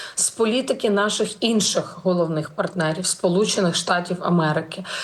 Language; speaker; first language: Ukrainian; native; Ukrainian